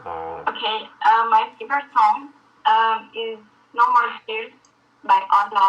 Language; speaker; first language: English; non-native, learner; Portuguese